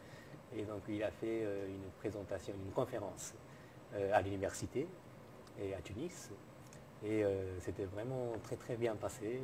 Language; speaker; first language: French; non-native, fluent; Japanese